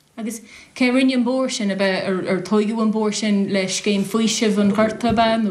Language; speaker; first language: Irish; native; Irish